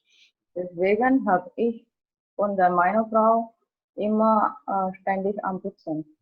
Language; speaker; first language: German; non-native, learner; Indonesian